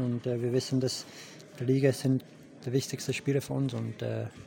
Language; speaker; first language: German; non-native, fluent; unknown